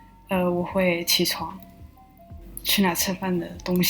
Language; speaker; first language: Chinese; non-native, learner; French